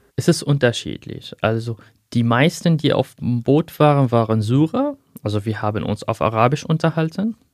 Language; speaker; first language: German; non-native, fluent; Arabic